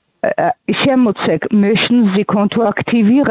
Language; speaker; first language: German; non-native, fluent; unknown